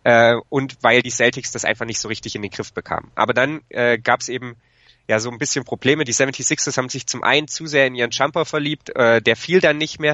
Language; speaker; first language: German; native; German